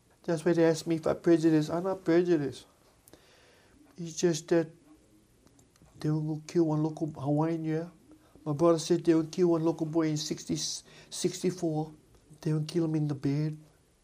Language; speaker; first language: English; native; English